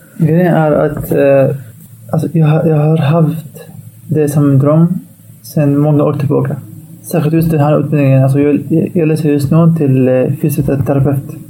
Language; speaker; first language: Swedish; non-native, fluent; Arabic